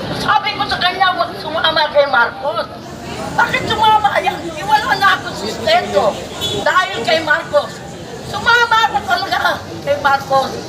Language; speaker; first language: Filipino; non-native, local second language; Iloko